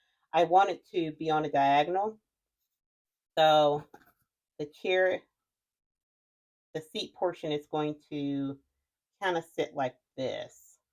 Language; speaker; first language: English; native; English